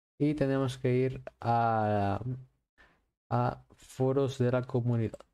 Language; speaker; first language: Spanish; native; Spanish